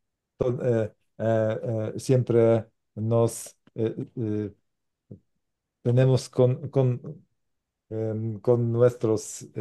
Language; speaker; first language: Spanish; non-native, learner; Polish